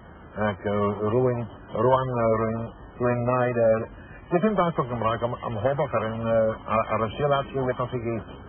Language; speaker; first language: Welsh; non-native, learner; English